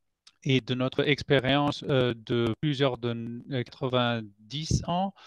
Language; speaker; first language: French; non-native, fluent; Spanish